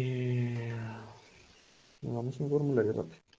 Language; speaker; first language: Spanish; native; Spanish